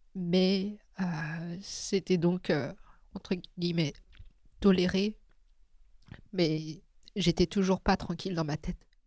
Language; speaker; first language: French; non-native, local second language; Min Nan Chinese